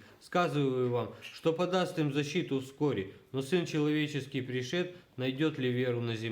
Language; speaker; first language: Russian; native; Russian